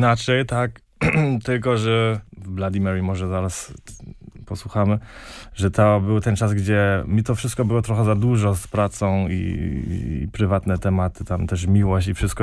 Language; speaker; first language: Polish; early bilingual, heritage; Polish